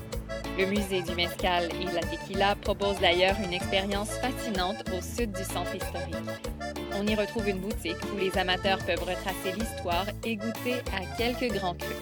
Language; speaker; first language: French; native; French